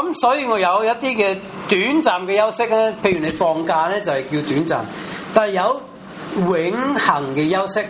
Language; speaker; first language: Chinese; non-native, local second language; Cantonese